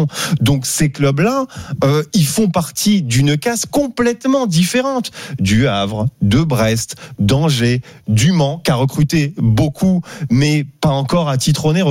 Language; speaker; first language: French; native; French